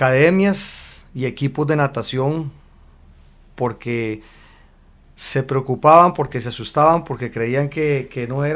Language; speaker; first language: Spanish; native; Spanish